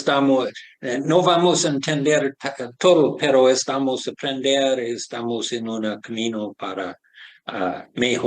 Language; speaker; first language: Spanish; non-native, learner; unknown